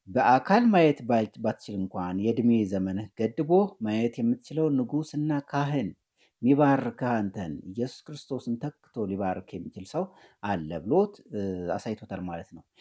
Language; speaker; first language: Amharic; native; Amharic